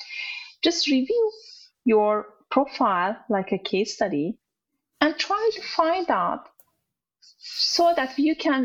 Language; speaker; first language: English; non-native, fluent; Turkish